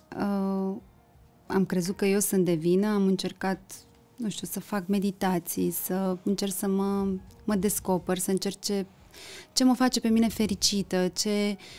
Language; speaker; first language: Romanian; early bilingual, heritage; Romanian